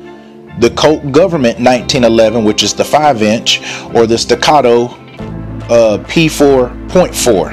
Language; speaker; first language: English; native; English